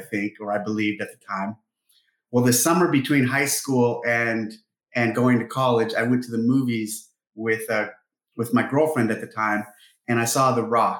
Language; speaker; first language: English; native; English